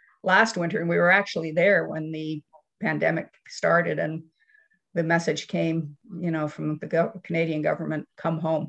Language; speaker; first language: English; native; English